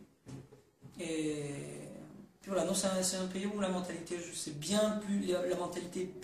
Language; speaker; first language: French; native; French